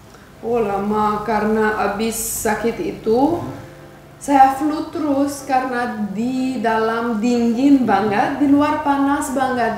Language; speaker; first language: Indonesian; non-native, fluent; Romanian